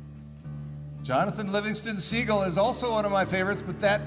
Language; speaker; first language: English; native; English